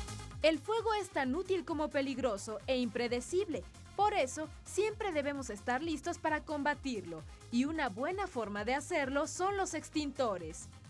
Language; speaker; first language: Spanish; native; Spanish